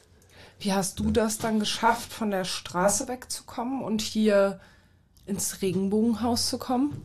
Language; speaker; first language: German; native; German